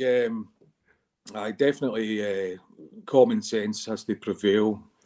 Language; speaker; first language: English; native; English